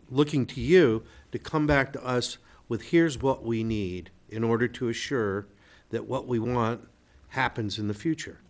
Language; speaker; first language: English; native; English